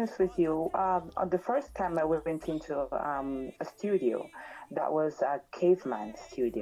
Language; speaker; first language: English; non-native, local second language; Jamaican Creole English